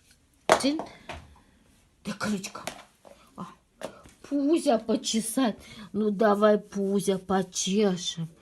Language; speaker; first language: Russian; native; Russian